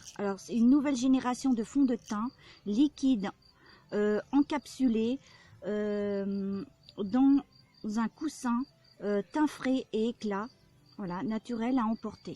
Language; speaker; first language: French; native; French